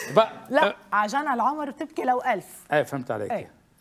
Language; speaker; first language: Arabic; native; Arabic